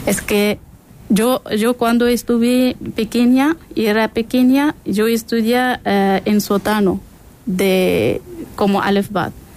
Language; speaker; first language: Spanish; non-native, learner; Persian